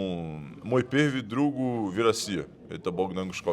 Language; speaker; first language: Russian; non-native, learner; Portuguese